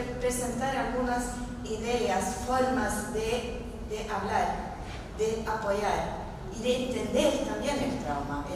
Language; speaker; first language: Spanish; non-native, fluent; Norwegian